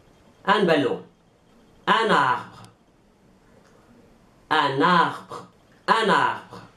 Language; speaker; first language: French; non-native, fluent; Arabic